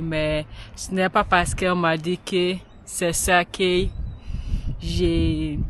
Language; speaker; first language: French; non-native, learner; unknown